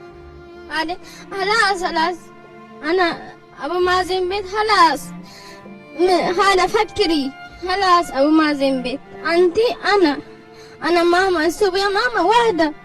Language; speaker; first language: Arabic; non-native, learner; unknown